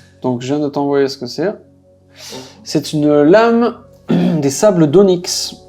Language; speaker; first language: French; native; French